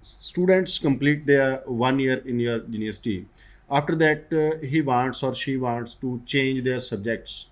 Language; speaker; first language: English; non-native, local second language; Punjabi